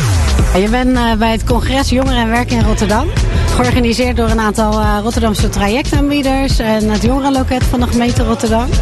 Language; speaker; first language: Dutch; native; Dutch